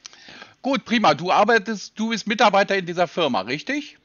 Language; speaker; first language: German; native; German